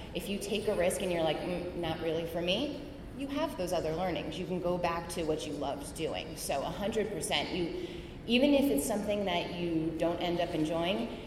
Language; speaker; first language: English; native; English